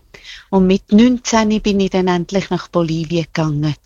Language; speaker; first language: German; non-native, local second language; Italian